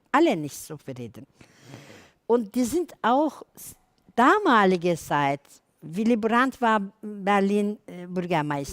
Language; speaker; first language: German; non-native, learner; Turkish